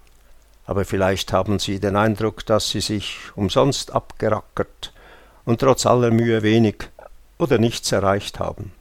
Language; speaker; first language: German; native; German